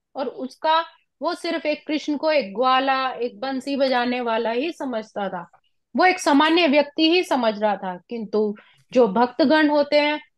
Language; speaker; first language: Hindi; non-native, local second language; Punjabi